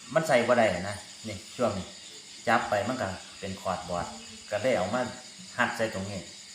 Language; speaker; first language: Thai; native; Thai